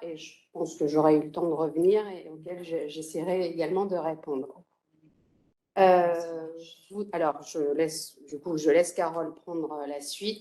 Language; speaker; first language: French; native; French